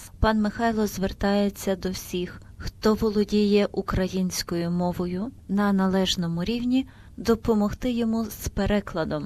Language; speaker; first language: Ukrainian; native; Ukrainian